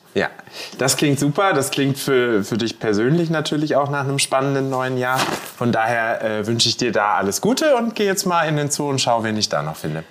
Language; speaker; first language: German; native; German